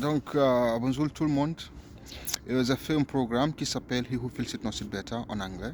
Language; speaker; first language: French; non-native, learner; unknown